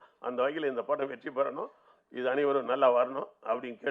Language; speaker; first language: Tamil; native; Tamil